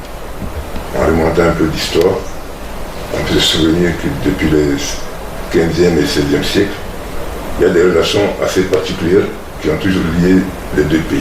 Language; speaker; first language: French; non-native, local second language; Bambara